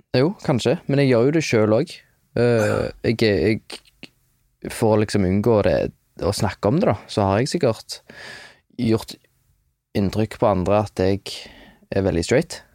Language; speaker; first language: Norwegian; native; Norwegian